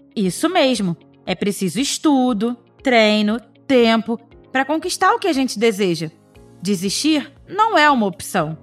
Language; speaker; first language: Portuguese; native; Portuguese